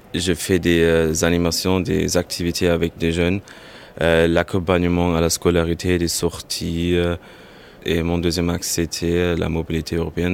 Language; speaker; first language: French; non-native, fluent; German